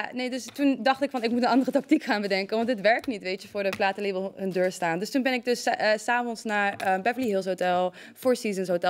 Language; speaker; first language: Dutch; native; Dutch